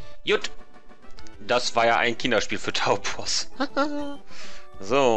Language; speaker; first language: German; native; German